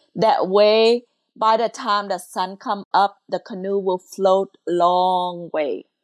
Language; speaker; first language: English; early bilingual, other home language; Lao